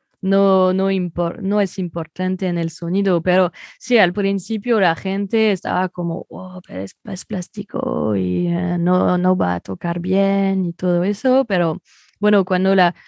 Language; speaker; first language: Spanish; non-native, fluent; French